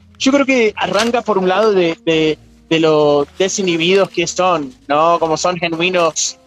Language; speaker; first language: Spanish; non-native, fluent; English